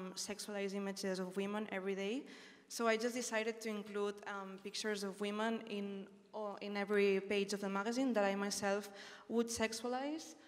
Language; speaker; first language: English; non-native, fluent; Spanish